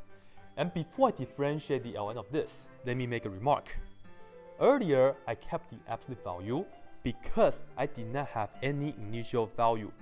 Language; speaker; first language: English; non-native, fluent; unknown